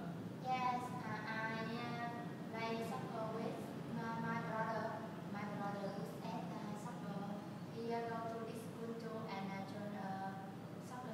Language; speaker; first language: English; non-native, learner; Vietnamese